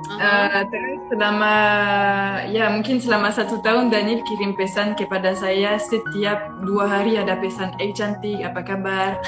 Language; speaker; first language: Indonesian; non-native, fluent; French